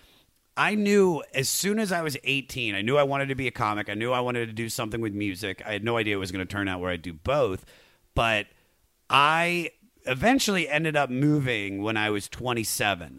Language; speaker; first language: English; native; English